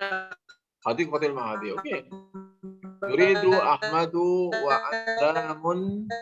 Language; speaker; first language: Arabic; non-native, fluent; Indonesian